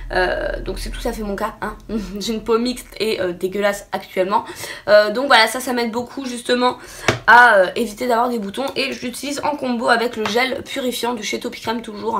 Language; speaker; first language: French; native; French